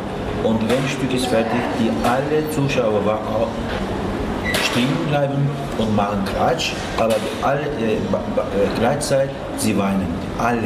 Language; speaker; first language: German; non-native, learner; Turkish